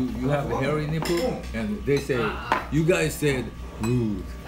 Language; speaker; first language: English; non-native, fluent; Korean